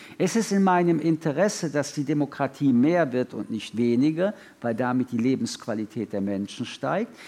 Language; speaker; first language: German; early bilingual, other home language; French